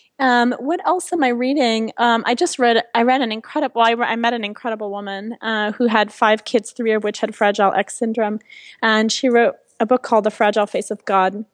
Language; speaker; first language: English; non-native, fluent; French